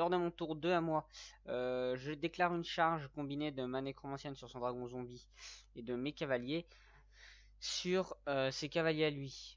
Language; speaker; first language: French; native; French